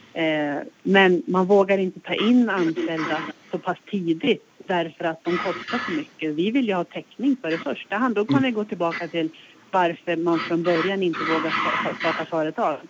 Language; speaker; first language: Swedish; native; Swedish